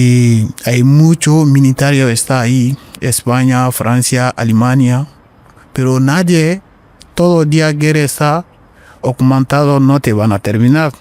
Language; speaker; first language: Spanish; non-native, learner; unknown